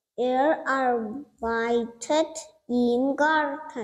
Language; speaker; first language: German; non-native, learner; Turkmen